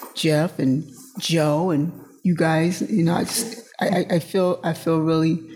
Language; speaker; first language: English; native; English